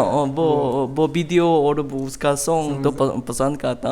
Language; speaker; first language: Urdu; non-native, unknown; Korean